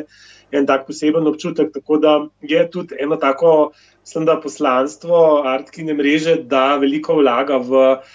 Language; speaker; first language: Slovenian; native; Slovenian